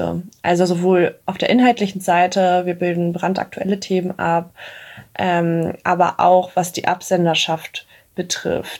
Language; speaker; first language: German; native; German